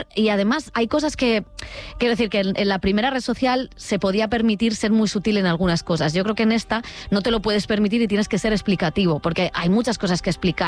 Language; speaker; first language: Spanish; native; Spanish